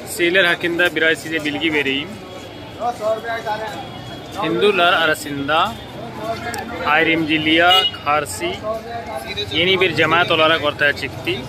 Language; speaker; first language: Turkish; non-native, fluent; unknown